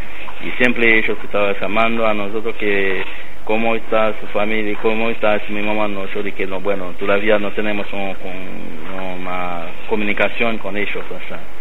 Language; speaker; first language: Spanish; non-native, learner; Haitian Creole